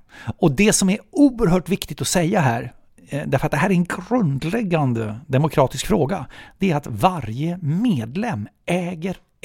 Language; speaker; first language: Swedish; native; Swedish